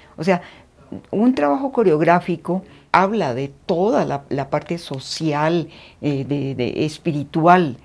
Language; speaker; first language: Spanish; native; Spanish